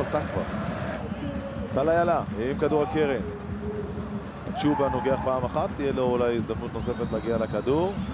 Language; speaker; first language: Hebrew; native; Hebrew